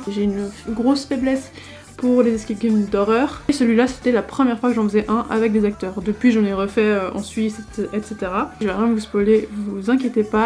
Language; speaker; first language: French; native; French